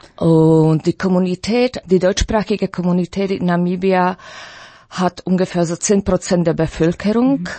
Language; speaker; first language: German; non-native, fluent; Slovak